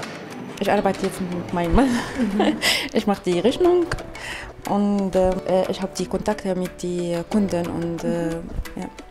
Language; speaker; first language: German; non-native, learner; Arabic